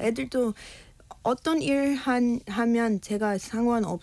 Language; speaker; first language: Korean; non-native, learner; English